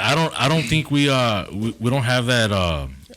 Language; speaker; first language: English; early bilingual, other home language; Spanish